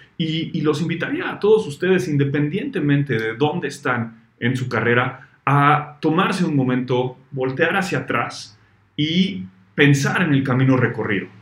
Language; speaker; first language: Spanish; native; Spanish